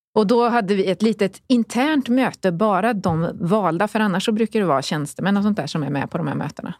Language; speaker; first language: Swedish; early bilingual, other home language; Spanish